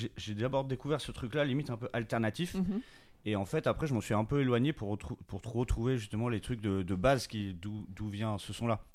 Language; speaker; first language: French; native; French